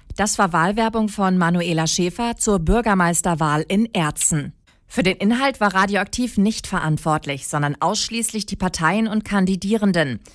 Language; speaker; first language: German; native; German